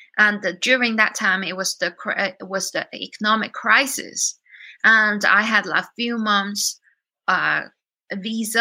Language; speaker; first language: English; non-native, fluent; Chinese